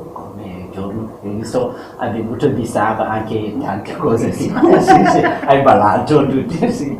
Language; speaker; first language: Italian; non-native, learner; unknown